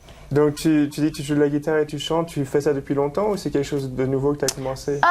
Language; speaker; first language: French; native; French